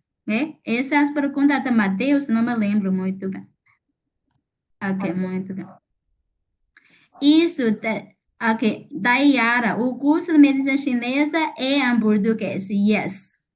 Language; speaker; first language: Portuguese; non-native, fluent; Chinese